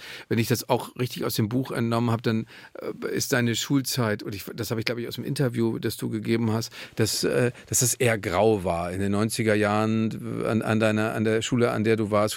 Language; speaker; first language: German; native; German